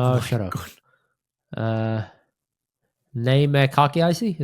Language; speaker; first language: English; early bilingual, other home language; Punjabi